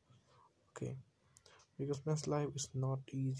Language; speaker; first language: English; non-native, learner; Bangla